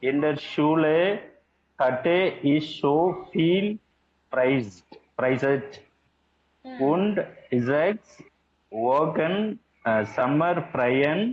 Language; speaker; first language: German; non-native, learner; Tamil